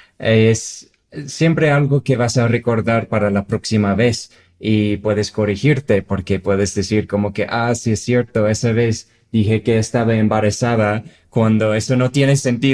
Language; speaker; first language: Spanish; non-native, fluent; English